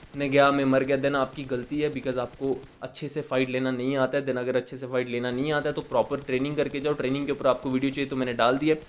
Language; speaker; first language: Hindi; native; Hindi